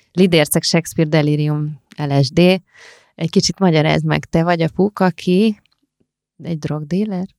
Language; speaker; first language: Hungarian; native; Hungarian